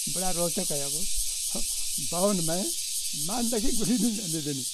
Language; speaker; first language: Hindi; native; Hindi